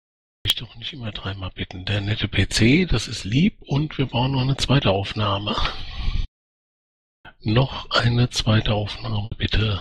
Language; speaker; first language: German; native; German